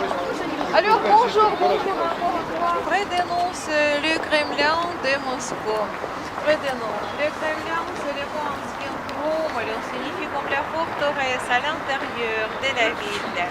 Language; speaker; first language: French; non-native, fluent; Russian